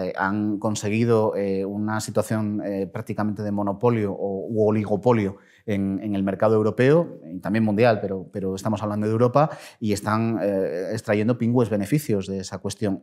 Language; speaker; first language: Spanish; native; Spanish